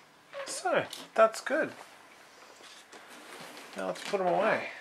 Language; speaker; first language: English; native; English